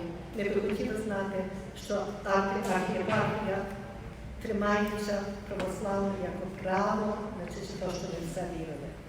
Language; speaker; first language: Ukrainian; early bilingual, heritage; Ukrainian